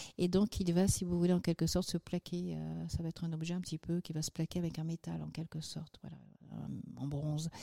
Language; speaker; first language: French; native; French